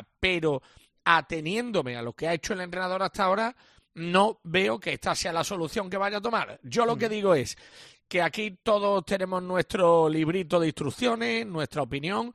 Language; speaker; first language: Spanish; native; Spanish